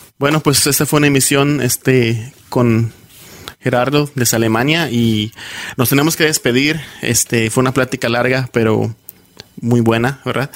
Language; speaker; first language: Spanish; native; Spanish